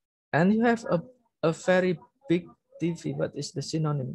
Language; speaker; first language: English; non-native, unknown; Indonesian